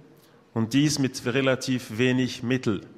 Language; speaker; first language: German; non-native, local second language; French